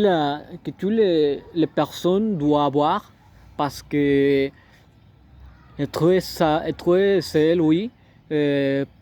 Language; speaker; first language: French; non-native, learner; Spanish